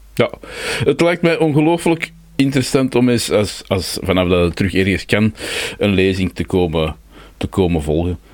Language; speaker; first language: Dutch; native; Dutch